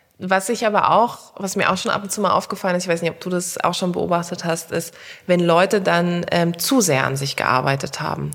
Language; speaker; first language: German; early bilingual, other home language; Turkish